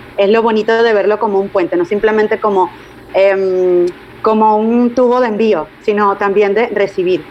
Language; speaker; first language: Spanish; native; Spanish